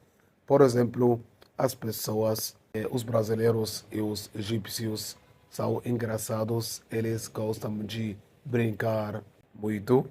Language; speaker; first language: Portuguese; non-native, fluent; Arabic